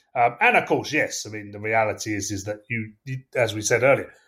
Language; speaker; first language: English; native; English